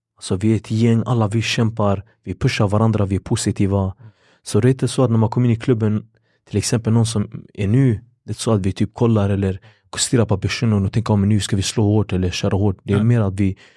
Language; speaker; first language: Swedish; early bilingual, other home language; Kurdish